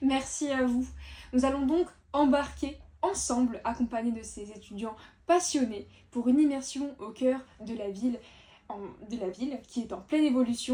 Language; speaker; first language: French; native; French